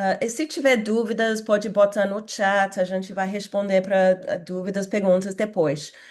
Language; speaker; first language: Portuguese; non-native, fluent; English